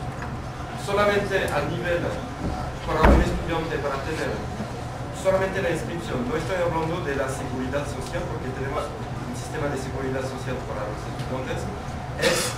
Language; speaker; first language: Spanish; non-native, fluent; French